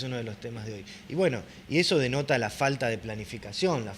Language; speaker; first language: Spanish; native; Spanish